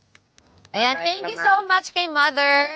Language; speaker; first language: Filipino; native; Filipino